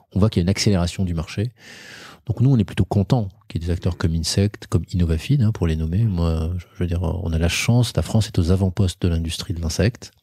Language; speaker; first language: French; non-native, local second language; Arabic